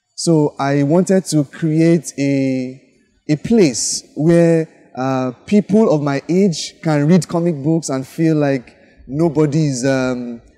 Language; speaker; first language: English; non-native, local second language; Yoruba